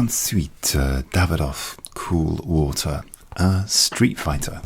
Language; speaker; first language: French; non-native, learner; English